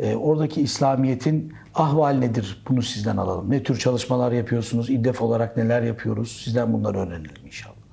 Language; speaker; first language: Turkish; native; Turkish